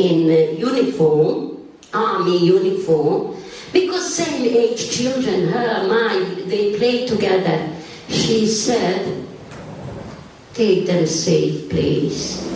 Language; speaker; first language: English; non-native, learner; Bosnian